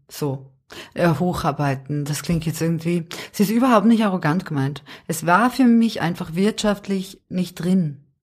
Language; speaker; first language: German; early bilingual, other home language; Serbian